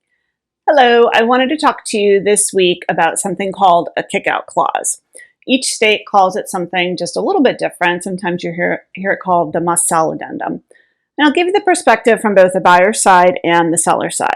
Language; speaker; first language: English; native; English